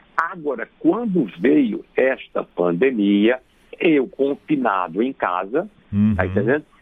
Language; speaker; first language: Portuguese; native; Portuguese